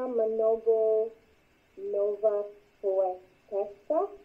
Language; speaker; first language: Bulgarian; non-native, learner; English